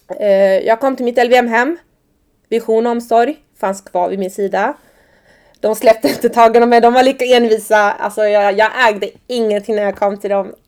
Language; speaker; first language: Swedish; early bilingual, other home language; Persian